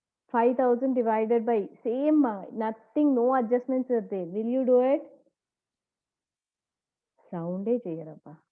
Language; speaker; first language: English; non-native, local second language; Telugu